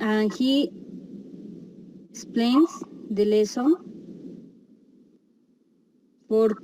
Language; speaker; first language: English; non-native, learner; Spanish